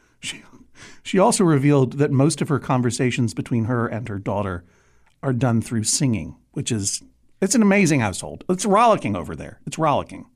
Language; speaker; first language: English; native; English